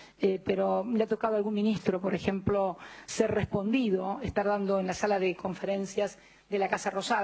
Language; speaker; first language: Spanish; native; Spanish